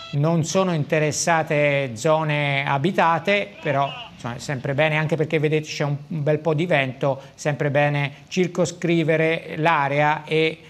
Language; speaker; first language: Italian; native; Italian